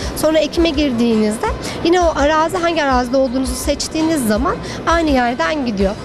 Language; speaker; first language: Turkish; native; Turkish